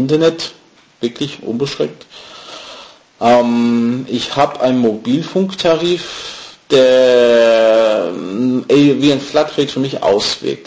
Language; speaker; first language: German; non-native, fluent; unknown